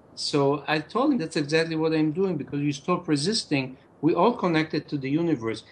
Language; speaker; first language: English; non-native, fluent; Hebrew